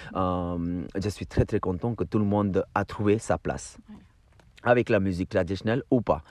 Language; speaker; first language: French; non-native, fluent; Hindi